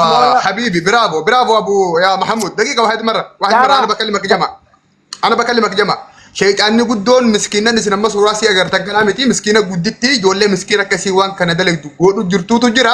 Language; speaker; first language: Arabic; non-native, learner; Oromo